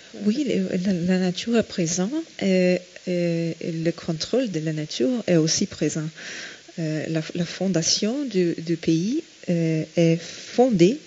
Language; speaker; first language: French; non-native, fluent; Portuguese